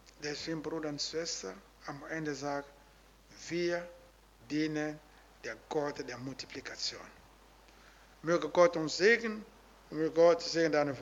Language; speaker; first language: German; non-native, learner; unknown